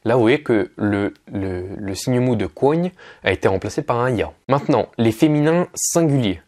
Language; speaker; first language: French; native; French